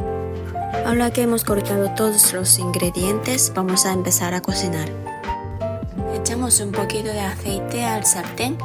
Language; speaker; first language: Spanish; non-native, fluent; Japanese